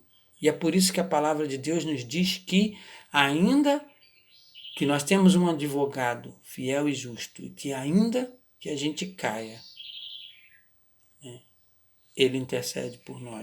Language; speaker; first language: Portuguese; native; Portuguese